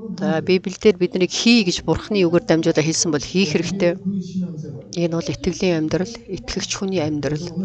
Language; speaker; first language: Mongolian; non-native, fluent; Korean